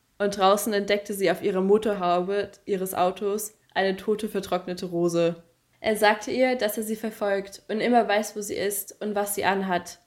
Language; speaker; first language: German; native; German